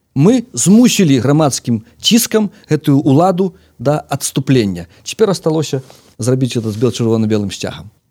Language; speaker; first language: Belarusian; native; Belarusian